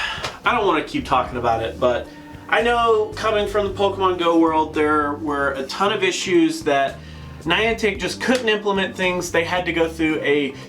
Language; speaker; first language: English; native; English